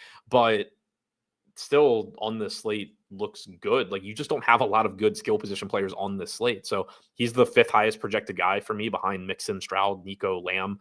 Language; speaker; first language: English; native; English